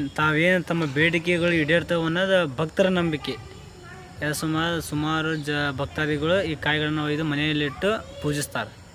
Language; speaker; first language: Kannada; native; Kannada